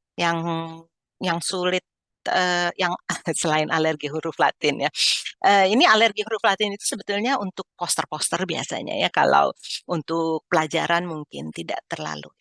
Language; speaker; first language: Indonesian; native; Indonesian